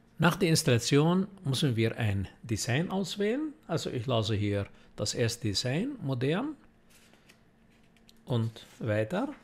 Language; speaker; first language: German; non-native, fluent; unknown